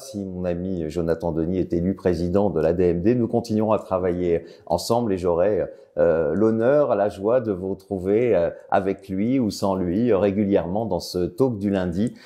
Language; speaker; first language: French; native; French